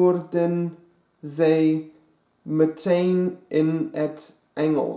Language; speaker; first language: Dutch; non-native, learner; English